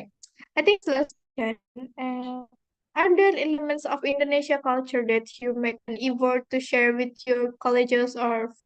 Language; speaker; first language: English; non-native, fluent; Indonesian